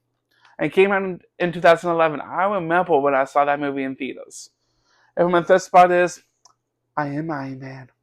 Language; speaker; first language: English; native; English